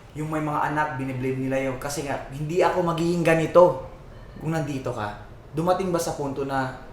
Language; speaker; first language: Filipino; native; Filipino